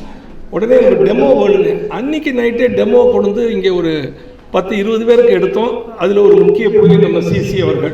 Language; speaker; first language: Tamil; native; Tamil